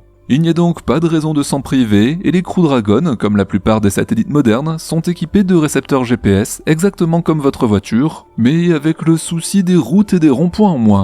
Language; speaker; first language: French; native; French